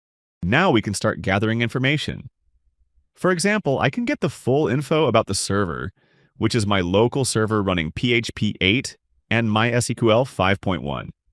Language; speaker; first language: English; non-native, fluent; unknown